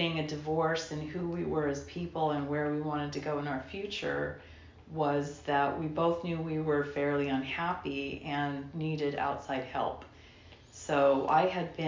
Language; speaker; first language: English; native; English